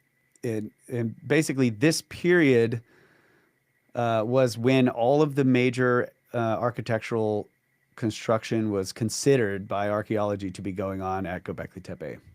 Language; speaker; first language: English; native; English